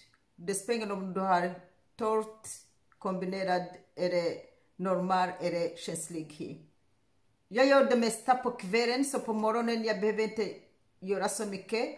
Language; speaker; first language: Swedish; non-native, learner; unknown